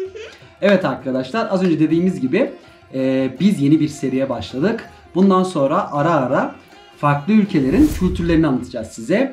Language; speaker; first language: Turkish; native; Turkish